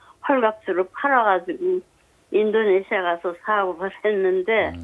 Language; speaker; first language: Korean; native; Korean